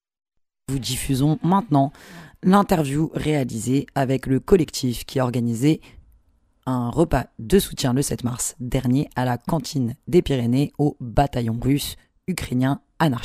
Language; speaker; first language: French; native; French